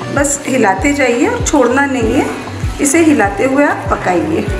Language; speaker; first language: Hindi; native; Hindi